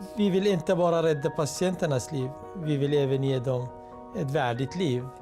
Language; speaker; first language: Swedish; non-native, fluent; Kurdish